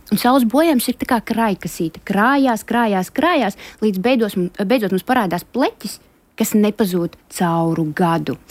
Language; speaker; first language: Latvian; non-native, local second language; Russian